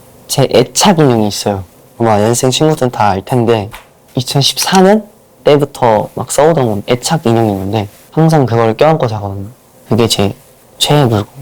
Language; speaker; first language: Korean; non-native, fluent; Japanese